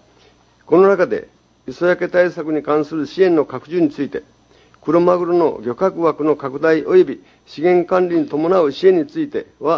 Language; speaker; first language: Japanese; native; Japanese